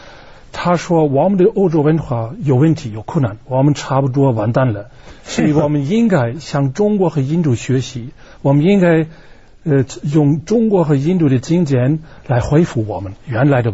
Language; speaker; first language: Chinese; non-native, fluent; German